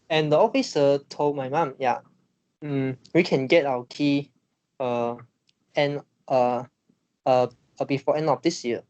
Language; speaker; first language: English; non-native, learner; Chinese